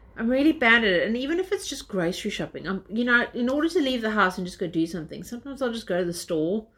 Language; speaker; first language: English; native; English